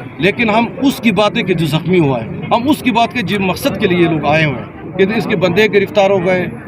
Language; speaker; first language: Urdu; non-native, local second language; Pashto